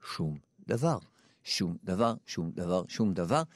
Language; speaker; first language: Hebrew; native; Hebrew